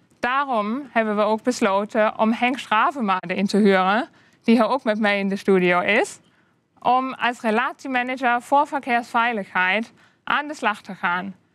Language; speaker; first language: Dutch; non-native, fluent; German